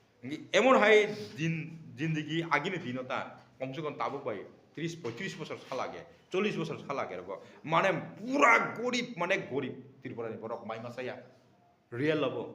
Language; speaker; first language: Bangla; non-native, local second language; Kok Borok